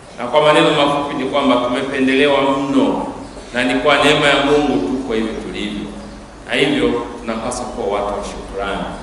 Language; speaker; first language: Swahili; native; Swahili